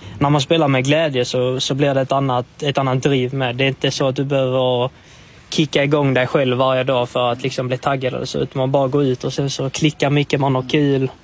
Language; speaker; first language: Swedish; native; Swedish